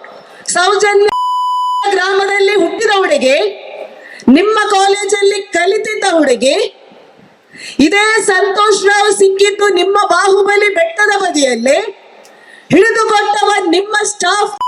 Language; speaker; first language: Kannada; native; Kannada